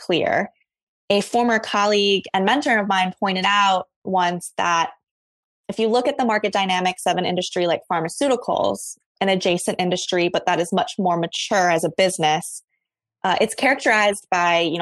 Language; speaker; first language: English; native; English